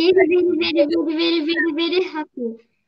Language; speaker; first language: English; non-native, learner; Turkish